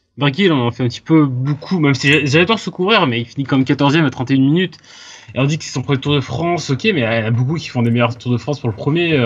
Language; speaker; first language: French; native; French